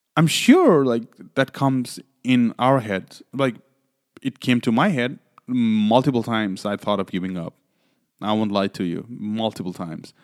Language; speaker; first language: English; non-native, local second language; Nepali